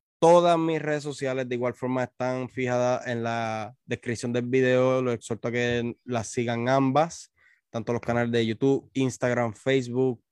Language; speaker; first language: Spanish; native; Spanish